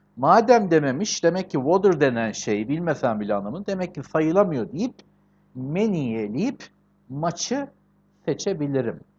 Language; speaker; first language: Turkish; native; Turkish